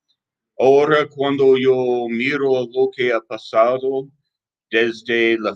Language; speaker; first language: Spanish; non-native, fluent; English